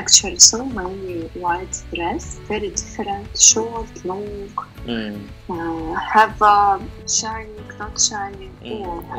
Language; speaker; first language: English; non-native, learner; Russian